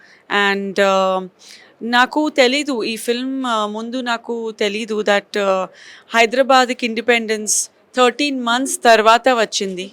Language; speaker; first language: Telugu; non-native, fluent; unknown